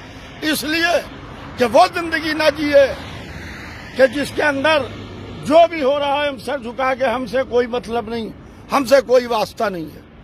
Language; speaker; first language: Urdu; native; Urdu